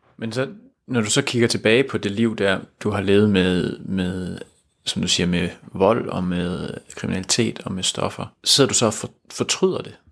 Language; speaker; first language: Danish; native; Danish